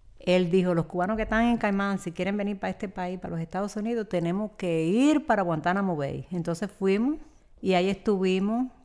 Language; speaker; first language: Spanish; native; Spanish